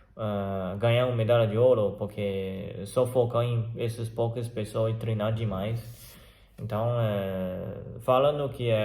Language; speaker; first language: Portuguese; non-native, learner; Chinese